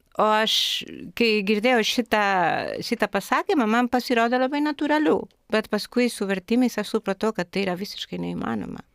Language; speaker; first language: Lithuanian; non-native, fluent; Spanish